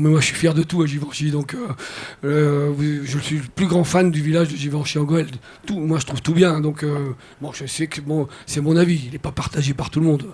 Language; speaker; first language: French; native; French